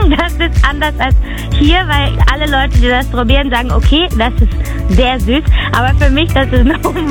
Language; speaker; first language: German; non-native, fluent; Portuguese